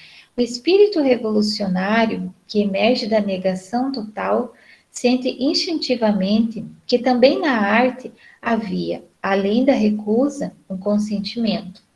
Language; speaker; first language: Portuguese; native; Portuguese